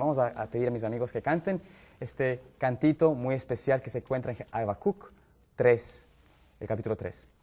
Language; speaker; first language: Spanish; native; Spanish